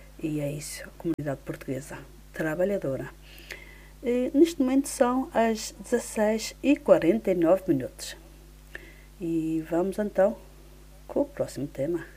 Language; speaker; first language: Portuguese; early bilingual, heritage; Portuguese